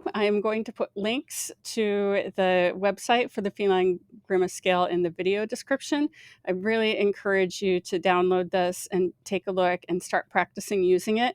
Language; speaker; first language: English; native; English